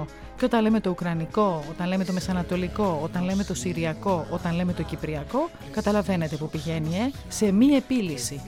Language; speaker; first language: Greek; native; Greek